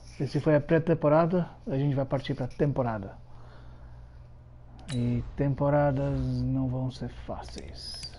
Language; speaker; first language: Portuguese; early bilingual, heritage; Portuguese